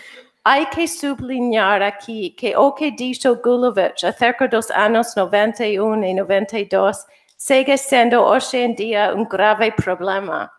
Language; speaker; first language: Galician; non-native, fluent; English